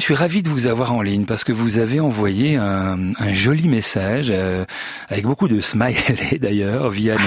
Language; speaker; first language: French; native; French